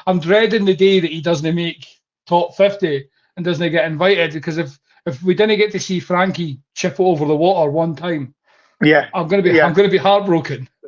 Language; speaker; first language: English; native; English